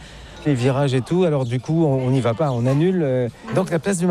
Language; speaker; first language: French; native; French